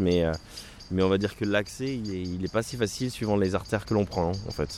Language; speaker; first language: French; native; French